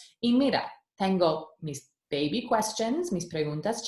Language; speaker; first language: Spanish; early bilingual, heritage; Spanish